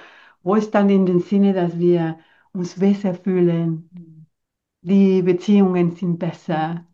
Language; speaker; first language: German; non-native, fluent; Spanish